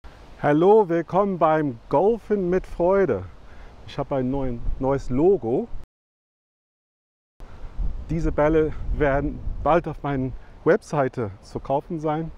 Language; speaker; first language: German; non-native, fluent; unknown